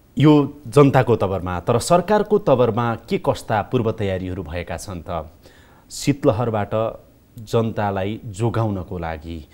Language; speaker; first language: Nepali; native; Nepali